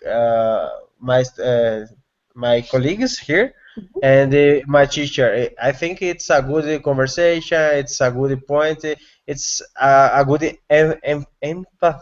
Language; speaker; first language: English; non-native, learner; Portuguese